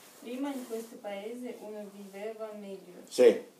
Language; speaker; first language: Italian; non-native, learner; Russian